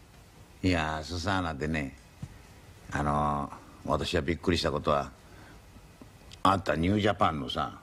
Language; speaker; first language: Japanese; native; Japanese